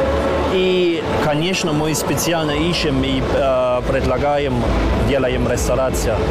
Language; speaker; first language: Russian; non-native, learner; German